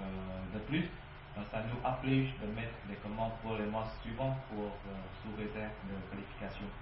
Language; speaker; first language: French; non-native, learner; Vietnamese